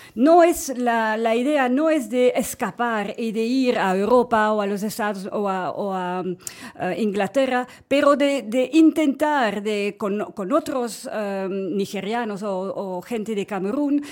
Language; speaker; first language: Spanish; non-native, fluent; French